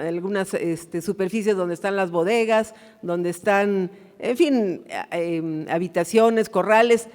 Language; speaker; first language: Spanish; native; Spanish